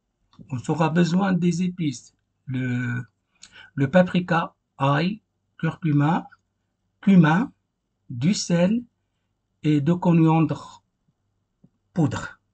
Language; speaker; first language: French; non-native, fluent; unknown